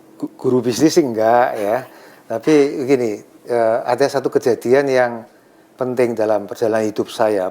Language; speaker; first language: Indonesian; native; Indonesian